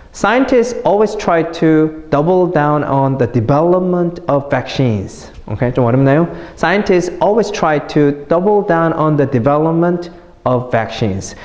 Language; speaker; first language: English; non-native, fluent; Korean